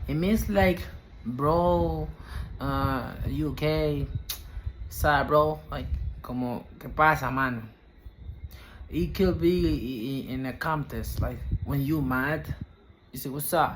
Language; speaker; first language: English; non-native, fluent; Spanish